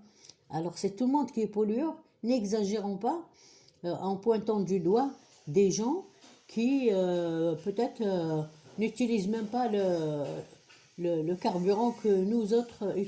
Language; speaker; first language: French; non-native, local second language; Kabyle